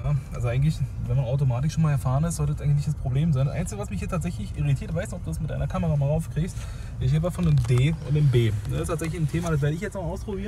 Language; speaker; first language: German; native; German